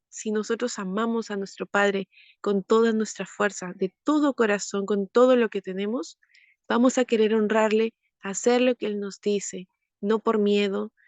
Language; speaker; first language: Spanish; native; Spanish